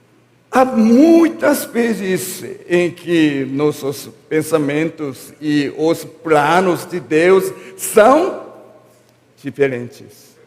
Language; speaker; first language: Portuguese; non-native, learner; Korean